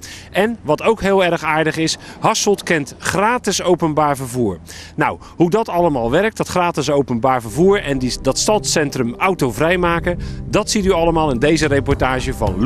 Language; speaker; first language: Dutch; native; Dutch